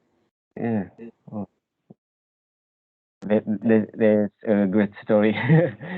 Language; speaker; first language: English; non-native, learner; Indonesian